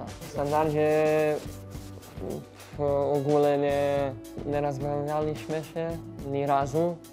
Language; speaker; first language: Polish; non-native, learner; Serbian